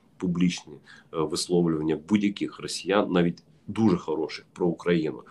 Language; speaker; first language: Ukrainian; non-native, local second language; Russian